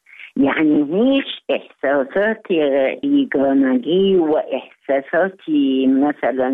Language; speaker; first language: Persian; non-native, learner; Arabic